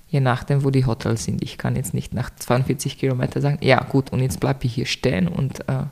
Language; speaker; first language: German; non-native, fluent; Czech